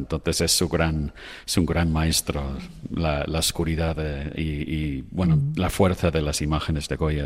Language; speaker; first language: Spanish; non-native, fluent; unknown